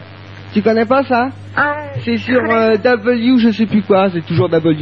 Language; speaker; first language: French; native; French